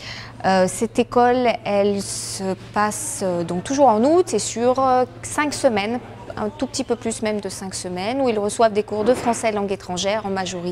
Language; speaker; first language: French; native; French